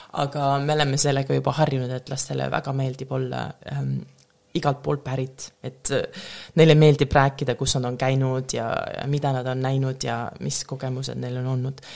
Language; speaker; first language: Estonian; native; Estonian